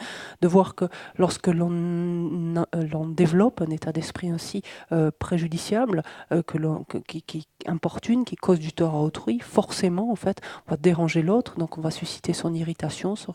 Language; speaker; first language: French; native; French